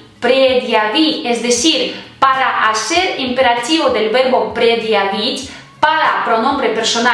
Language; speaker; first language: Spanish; non-native, fluent; Russian